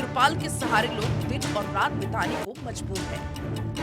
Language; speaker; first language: Hindi; native; Hindi